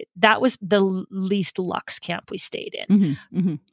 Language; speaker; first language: English; native; English